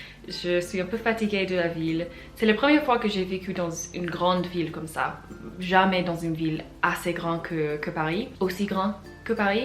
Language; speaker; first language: French; non-native, fluent; English